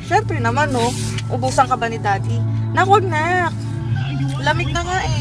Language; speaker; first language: Filipino; native; Filipino